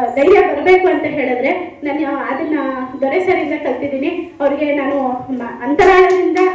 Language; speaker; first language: Kannada; non-native, local second language; Urdu